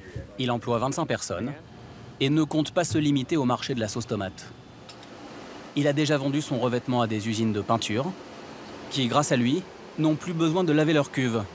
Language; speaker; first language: French; native; French